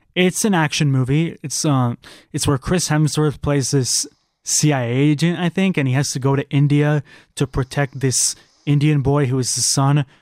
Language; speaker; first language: English; native; English